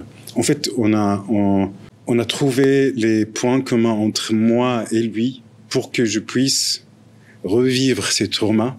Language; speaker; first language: French; non-native, fluent; Arabic